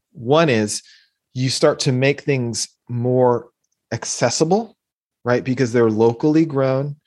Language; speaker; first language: English; native; English